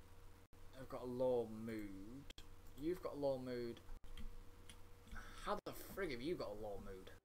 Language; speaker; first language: English; native; English